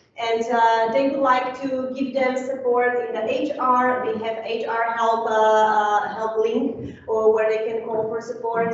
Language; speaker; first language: English; non-native, fluent; Czech